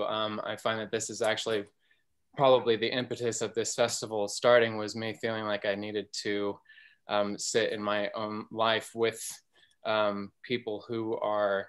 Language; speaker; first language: English; native; English